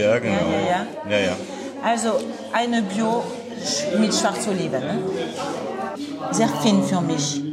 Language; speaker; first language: German; non-native, learner; French